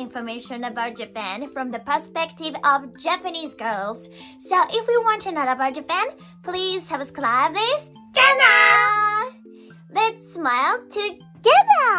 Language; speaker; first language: English; non-native, fluent; Japanese